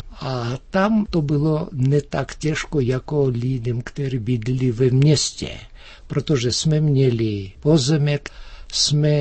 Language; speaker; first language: Czech; early bilingual, heritage; Czech